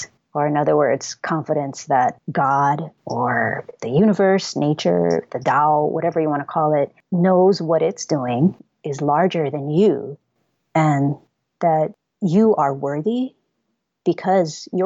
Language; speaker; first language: English; native; English